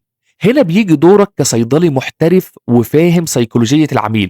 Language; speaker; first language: Arabic; native; Arabic